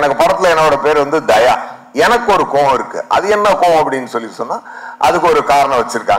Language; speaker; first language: Tamil; native; Tamil